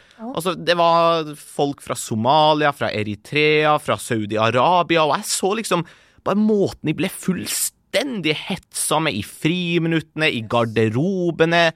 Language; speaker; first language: Norwegian; early bilingual, other home language; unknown